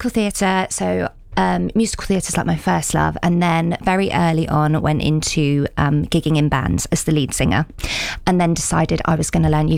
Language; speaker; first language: English; native; English